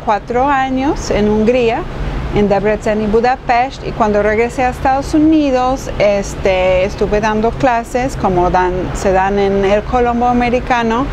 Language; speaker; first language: Spanish; non-native, fluent; English